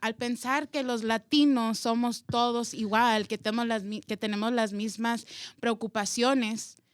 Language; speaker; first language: Spanish; early bilingual, heritage; Spanish